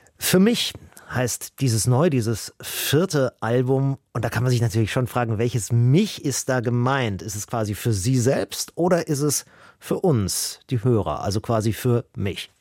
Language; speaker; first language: German; native; German